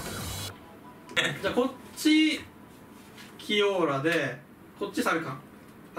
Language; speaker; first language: Japanese; native; Japanese